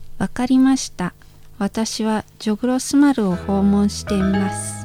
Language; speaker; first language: Japanese; non-native, fluent; Indonesian